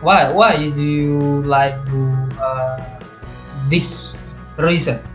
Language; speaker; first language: English; non-native, learner; Indonesian